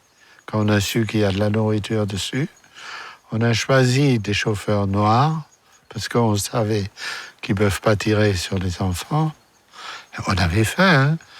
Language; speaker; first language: French; non-native, fluent; German